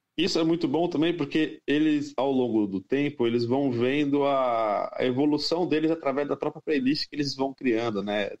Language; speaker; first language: Portuguese; native; Portuguese